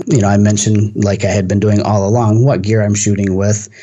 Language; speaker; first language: English; native; English